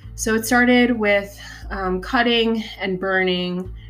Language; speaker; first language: English; native; English